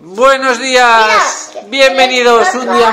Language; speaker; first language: Spanish; native; Spanish